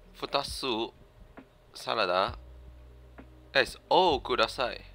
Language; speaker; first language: Japanese; non-native, learner; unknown